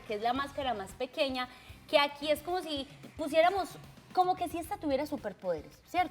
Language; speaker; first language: Spanish; native; Spanish